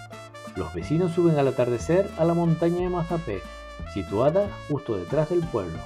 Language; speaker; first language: Spanish; native; Spanish